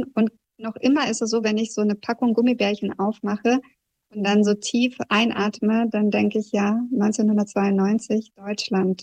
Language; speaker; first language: German; early bilingual, other home language; Russian